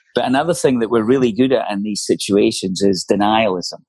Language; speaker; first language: English; native; English